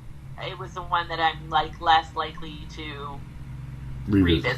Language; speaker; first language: English; native; English